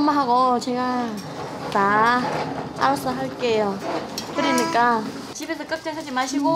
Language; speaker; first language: Korean; non-native, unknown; Vietnamese